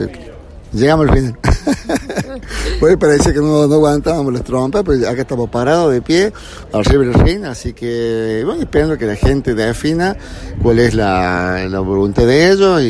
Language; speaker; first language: Spanish; native; Spanish